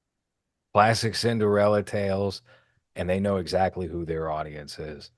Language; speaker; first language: English; native; English